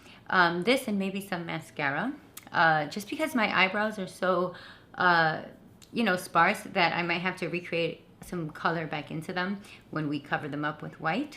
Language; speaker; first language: English; native; English